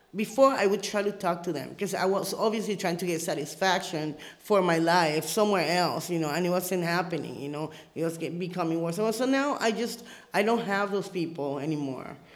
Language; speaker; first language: English; early bilingual, other home language; Spanish